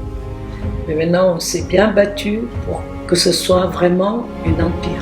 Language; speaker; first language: French; non-native, local second language; Wolof